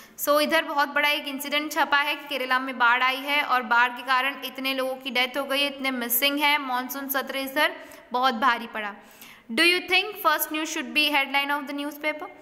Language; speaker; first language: Hindi; native; Hindi